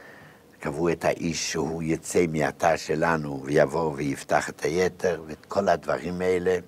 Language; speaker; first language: Hebrew; non-native, fluent; Yiddish